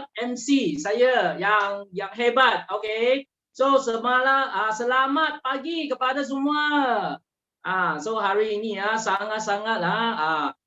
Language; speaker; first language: Malay; early bilingual, other home language; Chinese